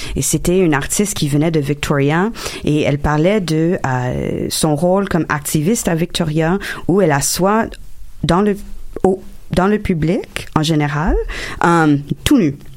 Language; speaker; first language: French; non-native, local second language; English